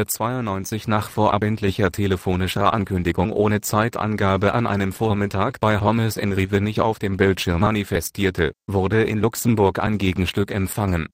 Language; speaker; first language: German; native; German